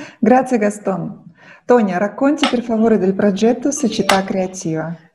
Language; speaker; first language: Italian; non-native, fluent; Russian